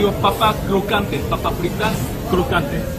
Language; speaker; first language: Spanish; non-native, learner; Korean